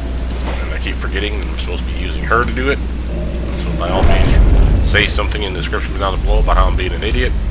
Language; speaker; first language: English; native; English